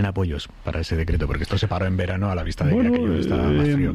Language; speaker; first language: Spanish; native; Spanish